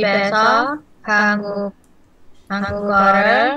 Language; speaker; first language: Korean; non-native, learner; Indonesian